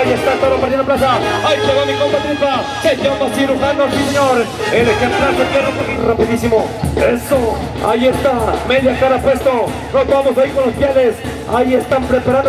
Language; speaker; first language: Spanish; native; Spanish